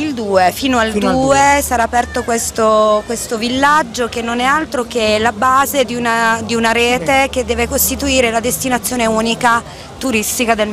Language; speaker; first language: Italian; native; Italian